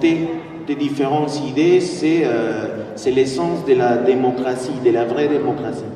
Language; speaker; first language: French; non-native, fluent; Spanish